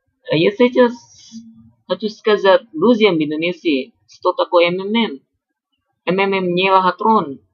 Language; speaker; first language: Russian; non-native, learner; Indonesian